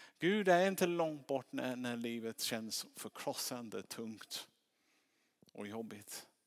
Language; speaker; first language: Swedish; non-native, fluent; English